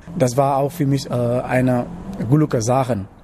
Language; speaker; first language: German; non-native, learner; Wolof